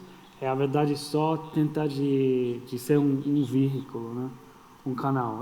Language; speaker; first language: Portuguese; non-native, fluent; English